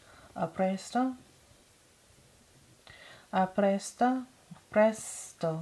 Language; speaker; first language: Italian; non-native, learner; English